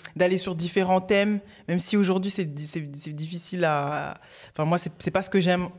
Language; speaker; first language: French; native; French